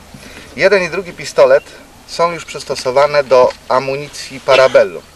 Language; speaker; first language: Polish; native; Polish